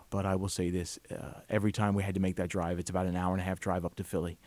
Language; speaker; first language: English; native; English